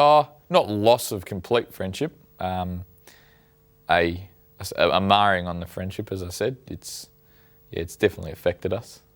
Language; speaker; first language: English; native; English